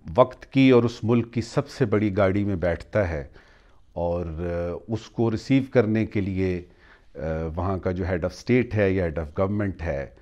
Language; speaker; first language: Urdu; non-native, local second language; Punjabi